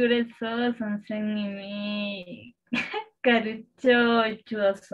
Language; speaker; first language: Korean; non-native, learner; Spanish